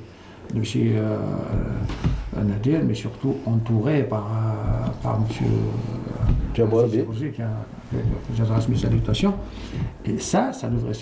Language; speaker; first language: French; non-native, local second language; Arabic